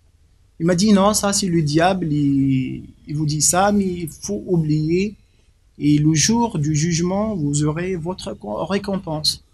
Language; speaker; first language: French; non-native, local second language; Arabic